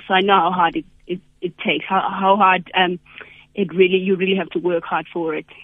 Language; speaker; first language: English; non-native, local second language; Zulu